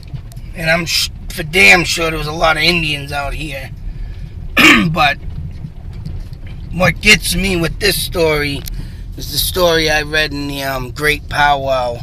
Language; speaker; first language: English; native; English